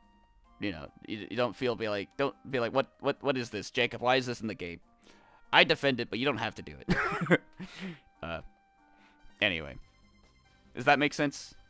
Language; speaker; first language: English; native; English